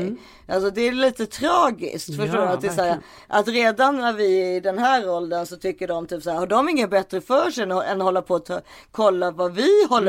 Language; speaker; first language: Swedish; native; Swedish